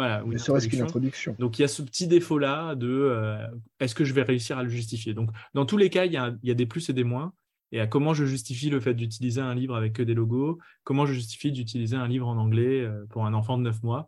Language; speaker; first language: French; native; French